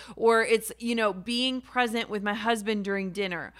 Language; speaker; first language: English; native; English